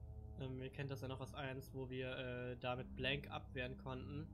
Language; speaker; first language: German; native; German